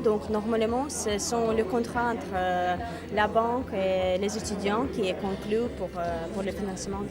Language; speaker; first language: French; non-native, fluent; Latvian